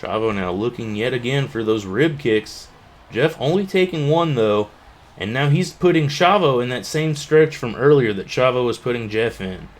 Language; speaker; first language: English; native; English